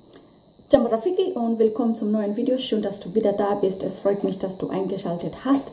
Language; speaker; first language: German; non-native, fluent; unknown